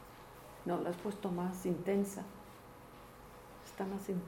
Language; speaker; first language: Spanish; early bilingual, heritage; Spanish